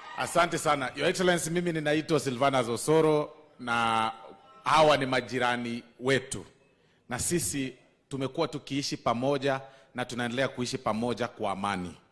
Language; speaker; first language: Swahili; non-native, local second language; Gusii